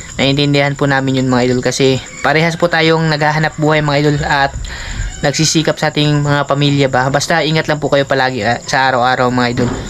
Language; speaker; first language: Filipino; non-native, local second language; Cebuano